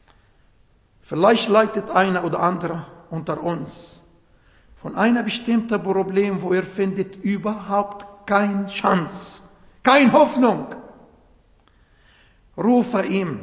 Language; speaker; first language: German; non-native, fluent; Arabic